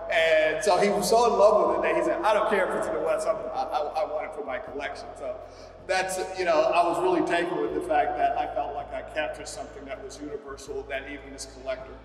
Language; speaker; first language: English; native; English